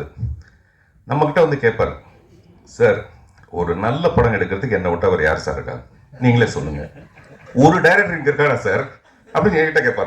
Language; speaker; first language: Tamil; native; Tamil